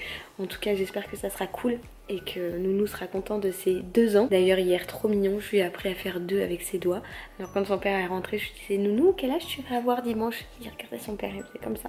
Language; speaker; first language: French; native; French